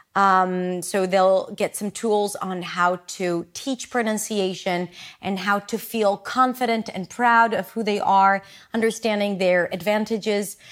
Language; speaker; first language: English; non-native, fluent; Hebrew